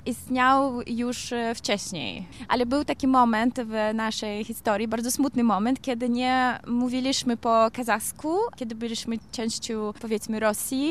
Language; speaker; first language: Polish; non-native, learner; Kazakh